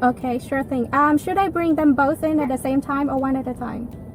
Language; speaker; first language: English; non-native, fluent; Thai